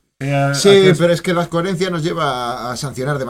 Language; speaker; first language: Spanish; native; Spanish